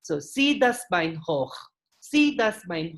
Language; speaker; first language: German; non-native, fluent; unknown